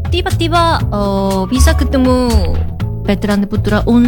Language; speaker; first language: Indonesian; non-native, learner; Korean